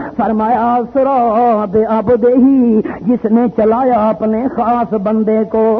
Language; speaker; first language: Urdu; non-native, local second language; Pashto